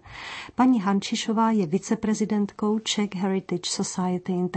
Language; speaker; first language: Czech; native; Czech